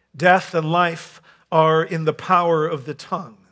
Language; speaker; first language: English; non-native, fluent; Dutch